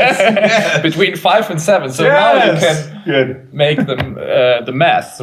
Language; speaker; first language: English; non-native, fluent; German